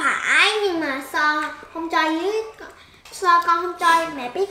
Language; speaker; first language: Vietnamese; early bilingual, heritage; Korean